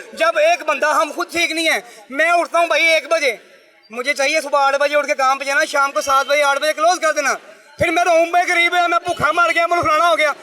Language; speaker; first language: Urdu; non-native, local second language; Punjabi